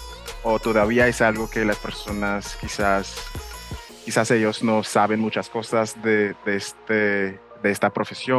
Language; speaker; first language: Spanish; non-native, fluent; English